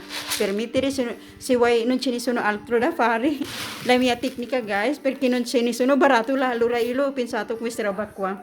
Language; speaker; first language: Italian; non-native, learner; Cebuano